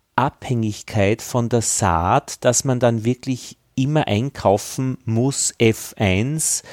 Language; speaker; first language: German; native; German